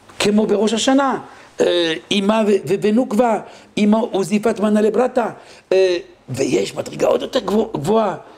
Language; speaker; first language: Hebrew; non-native, fluent; French